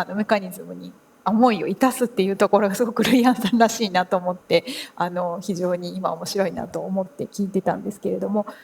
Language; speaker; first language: Japanese; native; Japanese